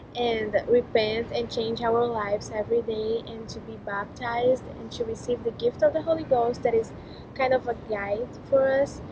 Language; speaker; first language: English; non-native, fluent; Portuguese